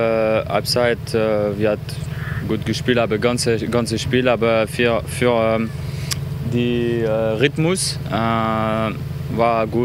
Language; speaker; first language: German; non-native, learner; French